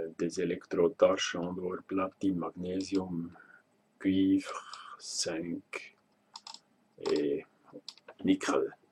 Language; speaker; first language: French; non-native, local second language; Swiss German